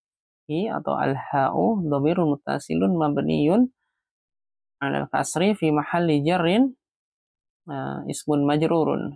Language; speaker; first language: Arabic; non-native, fluent; Indonesian